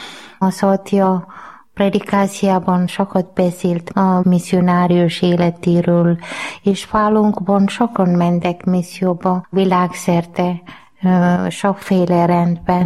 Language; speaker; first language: Hungarian; non-native, learner; Malayalam